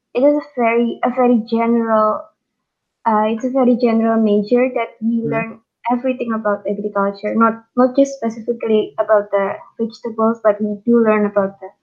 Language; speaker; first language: English; non-native, fluent; Indonesian